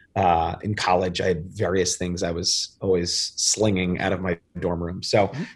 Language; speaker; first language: English; native; English